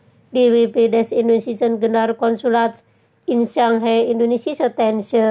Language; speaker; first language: German; non-native, fluent; Indonesian